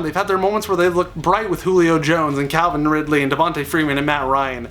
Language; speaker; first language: English; native; English